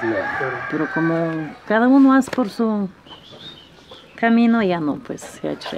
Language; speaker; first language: Spanish; native; Spanish